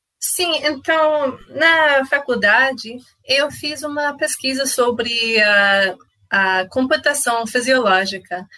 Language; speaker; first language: Portuguese; non-native, fluent; English